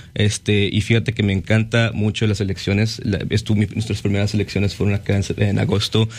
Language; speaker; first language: Spanish; early bilingual, heritage; Spanish